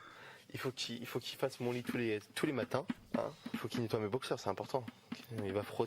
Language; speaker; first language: French; native; French